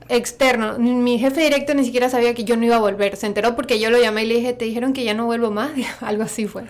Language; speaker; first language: Spanish; native; Spanish